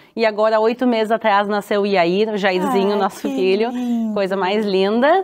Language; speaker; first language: Portuguese; native; Portuguese